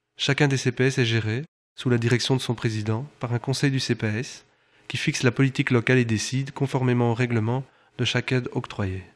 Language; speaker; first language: French; native; French